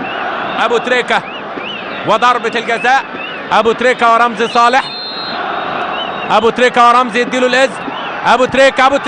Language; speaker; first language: Arabic; native; Arabic